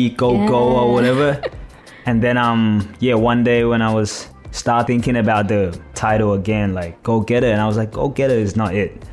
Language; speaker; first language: English; non-native, fluent; Thai